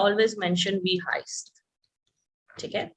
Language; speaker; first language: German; non-native, fluent; Hindi